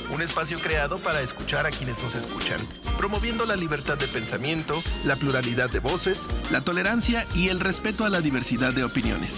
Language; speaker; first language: Spanish; native; Spanish